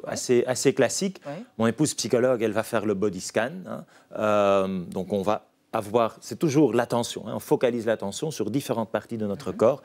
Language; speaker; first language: French; native; French